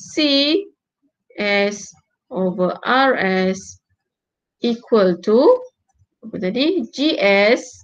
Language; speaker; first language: English; non-native, local second language; Malay